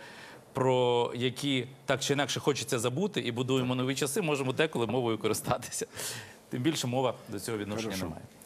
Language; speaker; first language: Ukrainian; native; Ukrainian